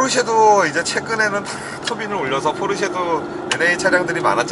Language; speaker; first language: Korean; native; Korean